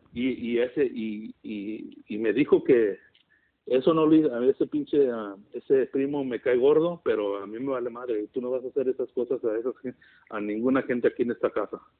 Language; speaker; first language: Spanish; early bilingual, heritage; Spanish